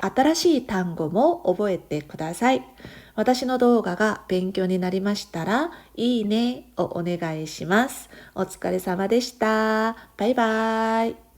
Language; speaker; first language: Japanese; non-native, fluent; Korean